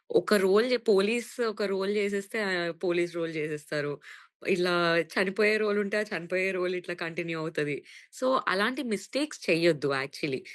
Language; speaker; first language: Telugu; native; Telugu